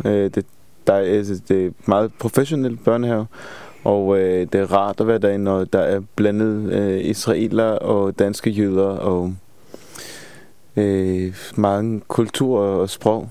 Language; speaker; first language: Danish; non-native, fluent; Hebrew